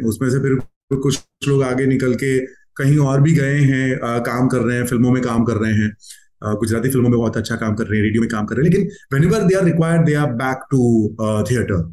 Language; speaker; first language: Hindi; non-native, local second language; Gujarati